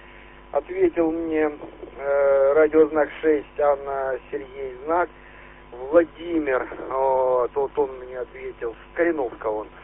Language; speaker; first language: Russian; native; Russian